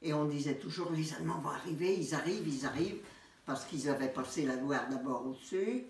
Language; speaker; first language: French; native; French